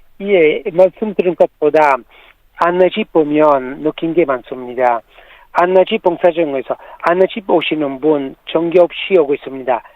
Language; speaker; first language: Korean; non-native, learner; Italian